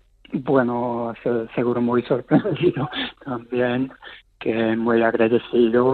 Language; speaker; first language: Spanish; non-native, fluent; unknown